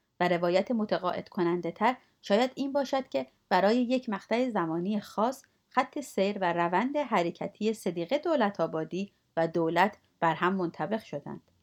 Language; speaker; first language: Persian; native; Persian